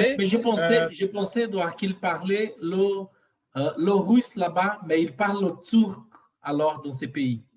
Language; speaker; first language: French; non-native, fluent; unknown